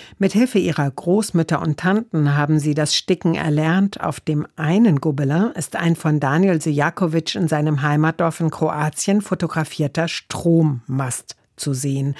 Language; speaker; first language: German; native; German